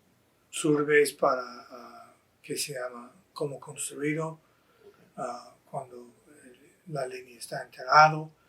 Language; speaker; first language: Spanish; non-native, fluent; English